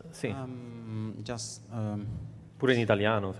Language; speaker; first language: Italian; native; Italian